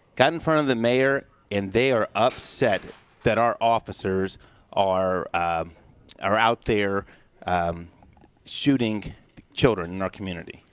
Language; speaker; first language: English; native; English